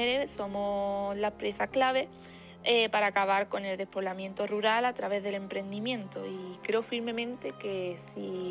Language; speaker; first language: Spanish; native; Spanish